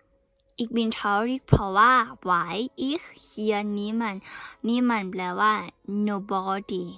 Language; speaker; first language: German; non-native, learner; Thai